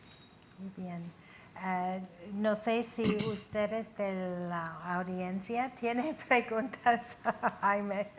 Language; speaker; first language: Spanish; non-native, fluent; English